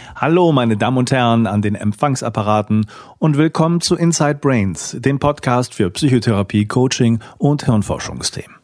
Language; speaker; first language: German; native; German